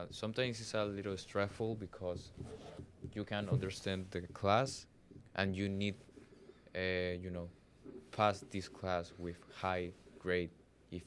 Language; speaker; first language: English; non-native, learner; Spanish